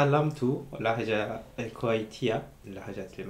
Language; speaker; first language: Arabic; non-native, learner; Korean